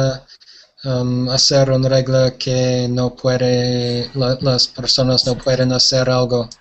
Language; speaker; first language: Spanish; non-native, learner; English